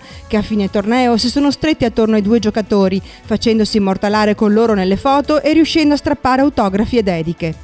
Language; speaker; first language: Italian; native; Italian